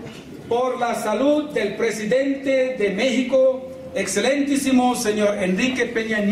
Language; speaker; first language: Spanish; non-native, learner; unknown